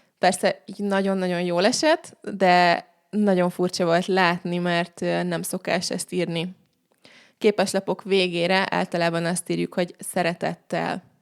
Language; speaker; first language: Hungarian; native; Hungarian